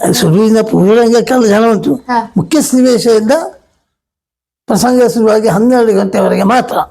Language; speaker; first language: Kannada; native; Kannada